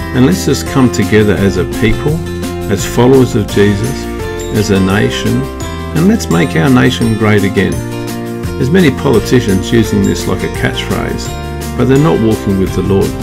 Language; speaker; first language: English; native; English